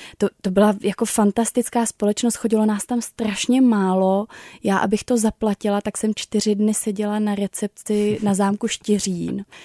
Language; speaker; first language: Czech; native; Czech